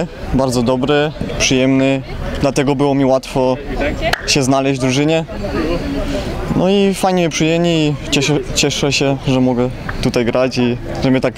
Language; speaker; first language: Polish; early bilingual, heritage; Polish